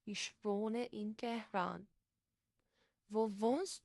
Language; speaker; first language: German; non-native, fluent; Persian